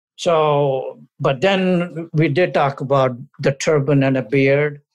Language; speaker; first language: English; non-native, local second language; Punjabi